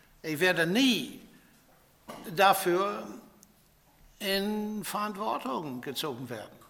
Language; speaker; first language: German; non-native, fluent; English